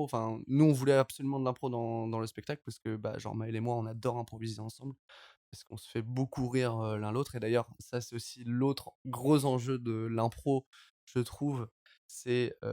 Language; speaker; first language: French; native; French